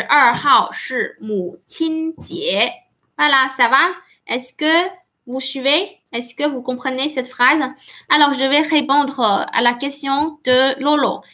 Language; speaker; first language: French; non-native, fluent; Chinese